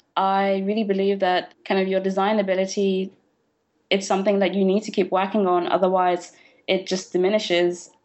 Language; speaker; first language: English; native; English